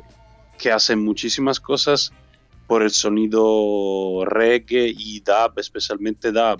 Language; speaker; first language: Spanish; non-native, learner; Italian